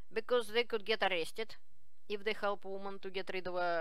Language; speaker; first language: English; non-native, fluent; Russian